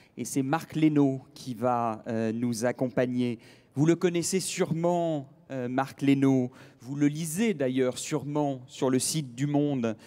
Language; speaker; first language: French; native; French